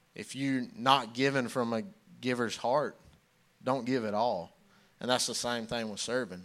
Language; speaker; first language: English; native; English